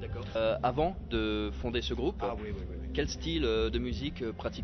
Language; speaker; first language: French; native; French